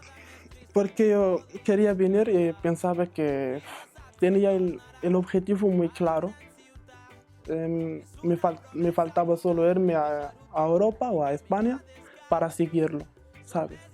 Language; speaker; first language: Spanish; non-native, learner; Arabic